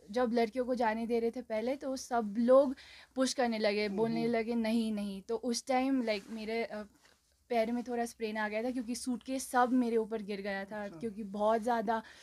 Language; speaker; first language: Hindi; non-native, local second language; Nepali